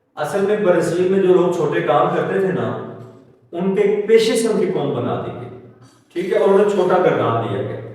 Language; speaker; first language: Urdu; native; Urdu